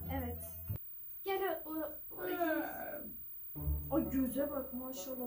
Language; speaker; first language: Turkish; native; Turkish